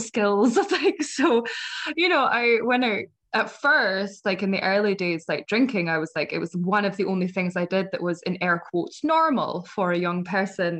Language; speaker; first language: English; native; English